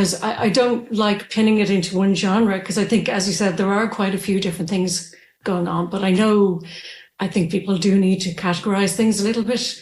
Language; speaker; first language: English; native; English